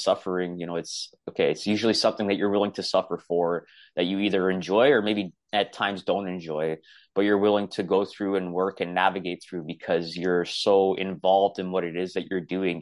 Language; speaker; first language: English; native; English